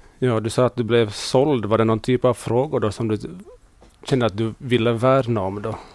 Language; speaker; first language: Swedish; native; Swedish